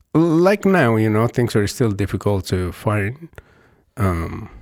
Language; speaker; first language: English; non-native, local second language; Nepali